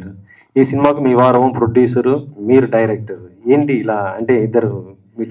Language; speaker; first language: Telugu; native; Telugu